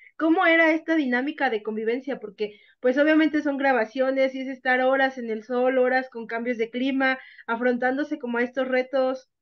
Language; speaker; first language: Spanish; native; Spanish